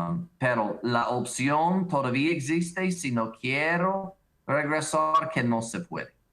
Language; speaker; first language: Spanish; non-native, learner; English